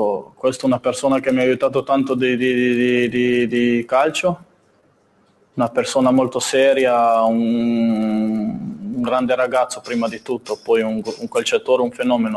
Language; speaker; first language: Italian; non-native, fluent; Serbian